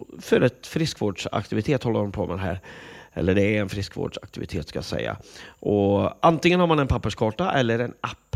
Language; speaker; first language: Swedish; native; Swedish